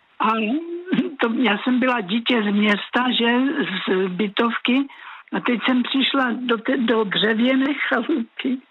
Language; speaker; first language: Czech; native; Czech